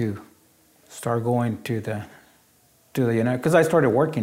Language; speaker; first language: English; non-native, fluent; Spanish